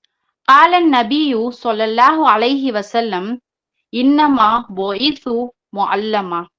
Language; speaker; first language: Arabic; non-native, learner; Tamil